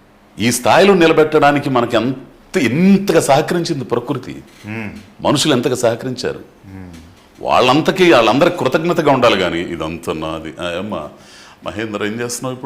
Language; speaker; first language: Telugu; native; Telugu